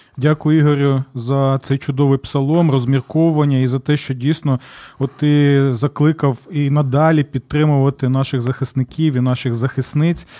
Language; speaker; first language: Ukrainian; native; Ukrainian